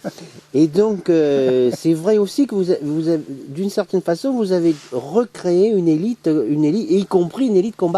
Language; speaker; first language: French; native; French